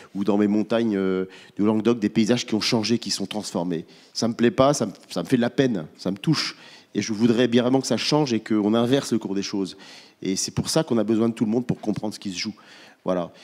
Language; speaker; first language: French; native; French